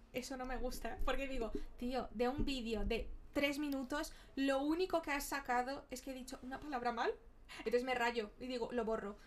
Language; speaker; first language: Spanish; early bilingual, other home language; Portuguese